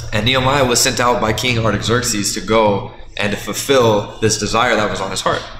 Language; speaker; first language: English; native; English